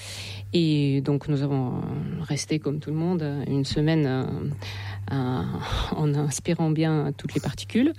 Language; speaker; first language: French; non-native, fluent; Ukrainian